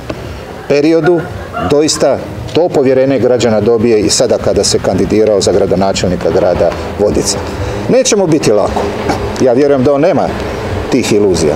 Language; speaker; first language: Serbian; native; Serbian